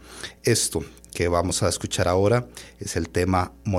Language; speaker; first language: Spanish; native; Spanish